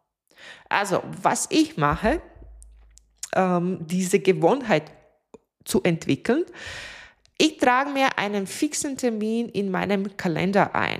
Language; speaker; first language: German; non-native, fluent; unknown